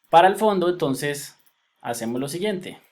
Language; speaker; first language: Spanish; native; Spanish